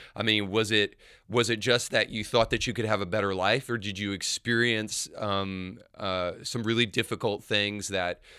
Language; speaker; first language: English; native; English